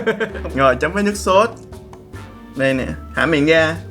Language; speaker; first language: Vietnamese; native; Vietnamese